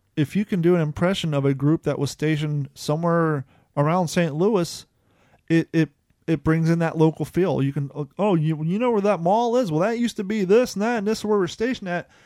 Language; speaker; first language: English; native; English